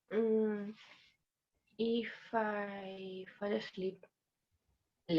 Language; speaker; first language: English; non-native, learner; Spanish